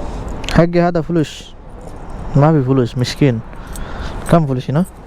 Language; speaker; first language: Arabic; non-native, learner; Bangla